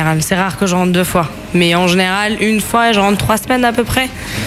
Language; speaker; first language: French; native; French